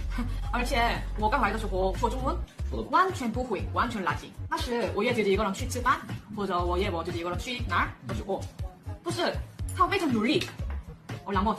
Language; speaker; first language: Chinese; non-native, fluent; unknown